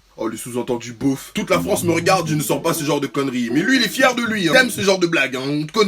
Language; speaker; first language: French; native; French